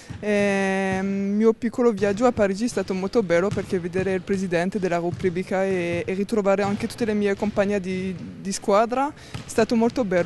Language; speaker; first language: Italian; non-native, fluent; French